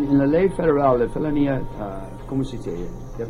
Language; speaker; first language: Spanish; non-native, learner; English